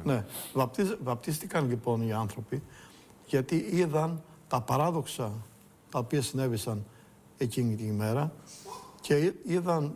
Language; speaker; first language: Greek; native; Greek